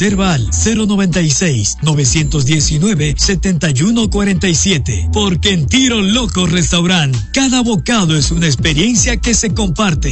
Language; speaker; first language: Spanish; native; Spanish